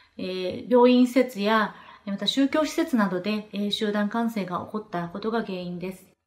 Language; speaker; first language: Japanese; native; Japanese